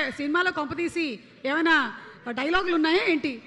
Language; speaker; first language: Telugu; native; Telugu